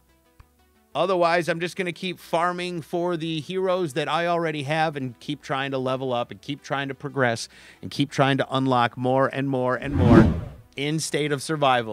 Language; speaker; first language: English; native; English